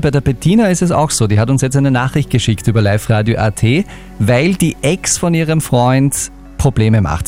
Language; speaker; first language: German; native; German